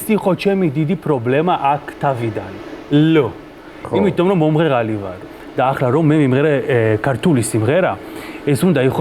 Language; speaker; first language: Georgian; non-native, learner; Hebrew